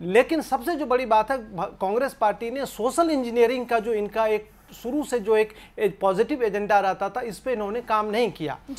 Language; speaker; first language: Hindi; native; Hindi